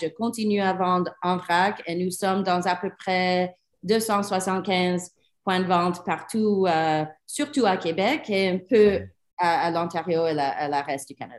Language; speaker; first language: French; non-native, learner; English